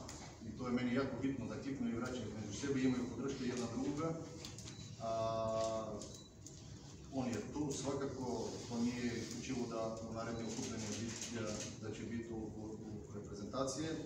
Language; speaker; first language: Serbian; non-native, learner; Bulgarian